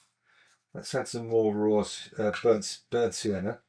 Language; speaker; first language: English; native; English